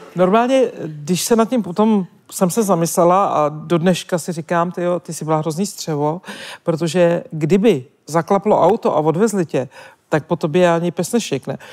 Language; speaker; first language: Czech; native; Czech